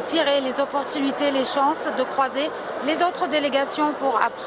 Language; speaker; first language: French; non-native, fluent; Arabic